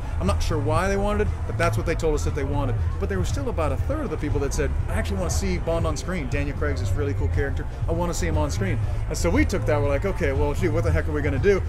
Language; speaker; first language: English; native; English